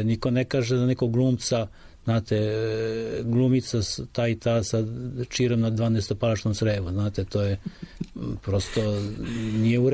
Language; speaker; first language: Serbian; native; Serbian